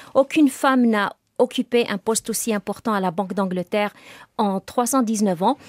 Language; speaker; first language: French; non-native, local second language; Arabic